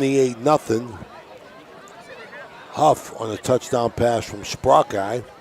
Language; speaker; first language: English; native; English